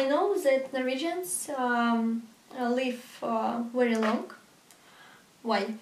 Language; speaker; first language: English; non-native, learner; Russian